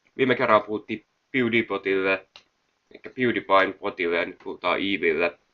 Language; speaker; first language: Finnish; native; Finnish